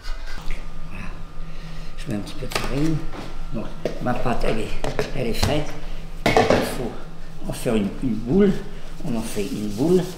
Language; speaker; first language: French; native; French